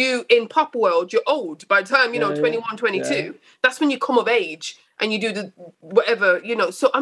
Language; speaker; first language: English; native; English